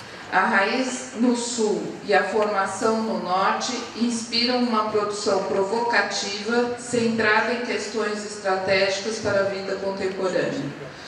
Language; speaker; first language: Portuguese; native; Portuguese